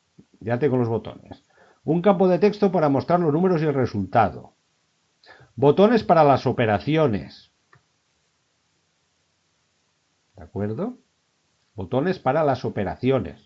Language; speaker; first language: Spanish; native; Spanish